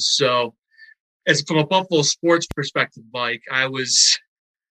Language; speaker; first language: English; native; English